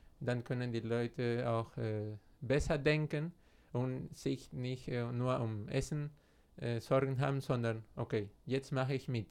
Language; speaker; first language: German; non-native, fluent; Spanish